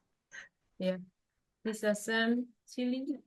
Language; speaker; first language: English; non-native, learner; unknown